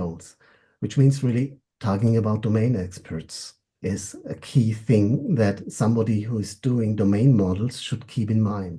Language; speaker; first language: English; non-native, fluent; German